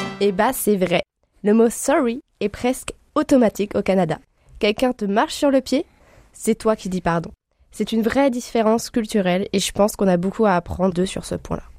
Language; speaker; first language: French; native; French